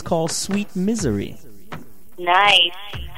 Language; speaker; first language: English; native; English